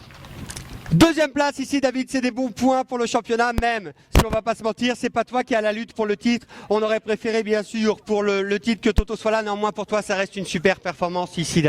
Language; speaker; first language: French; native; French